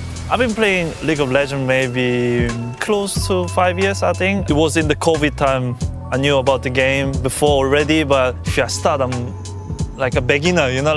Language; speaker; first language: English; non-native, fluent; Korean